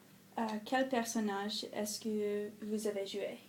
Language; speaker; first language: French; non-native, learner; English